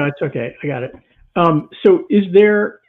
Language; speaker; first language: English; native; English